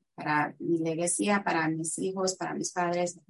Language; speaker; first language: Spanish; early bilingual, heritage; Spanish